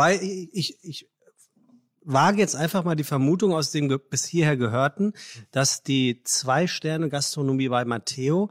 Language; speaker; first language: German; native; German